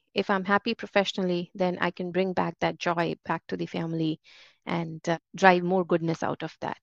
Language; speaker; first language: English; non-native, local second language; Hindi